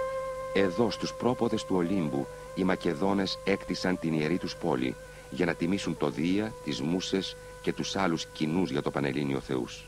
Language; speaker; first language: Greek; native; Greek